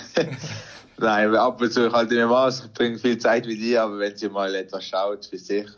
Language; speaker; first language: German; native; German